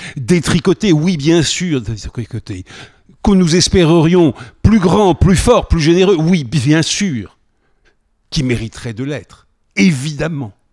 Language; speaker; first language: French; native; French